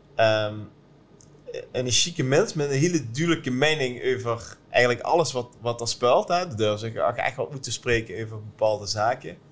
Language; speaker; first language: Dutch; native; Dutch